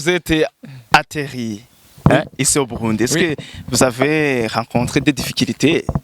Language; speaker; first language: French; non-native, local second language; Rundi